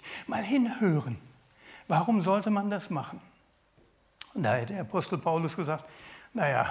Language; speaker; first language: German; native; German